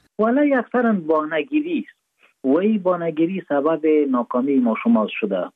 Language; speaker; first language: Persian; non-native, local second language; Pashto